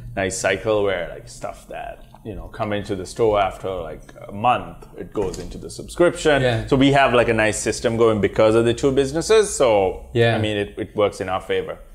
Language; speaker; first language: English; non-native, local second language; Sinhala